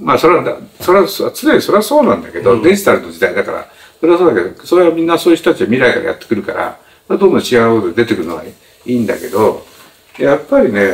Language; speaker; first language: Japanese; native; Japanese